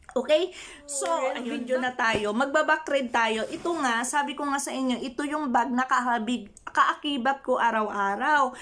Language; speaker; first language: Filipino; non-native, local second language; Hiligaynon